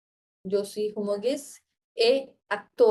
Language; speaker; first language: French; non-native, learner; Bangla